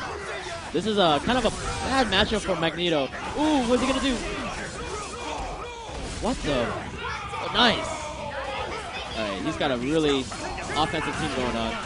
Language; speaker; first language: English; native; English